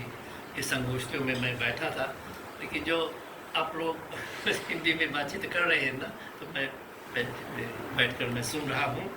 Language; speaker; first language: Hindi; non-native, fluent; Japanese